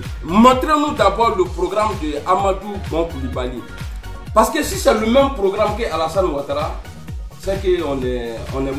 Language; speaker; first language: French; native; French